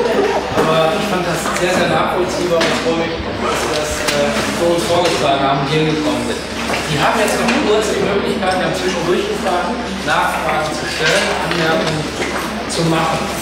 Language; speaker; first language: German; native; German